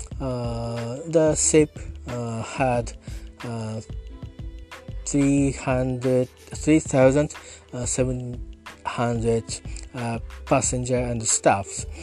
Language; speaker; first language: English; non-native, learner; Japanese